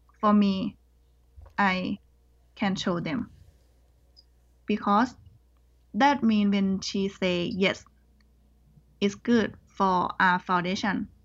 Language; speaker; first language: English; non-native, learner; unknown